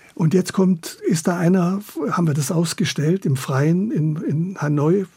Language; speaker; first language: German; native; German